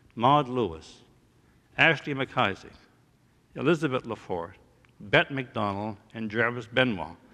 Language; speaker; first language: English; early bilingual, other home language; French